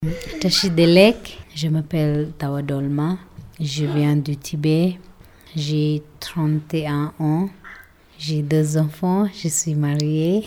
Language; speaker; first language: French; non-native, learner; Tibetan